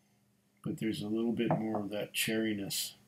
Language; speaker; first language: English; native; English